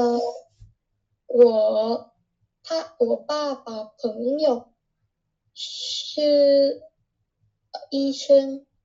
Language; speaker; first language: Chinese; non-native, learner; Vietnamese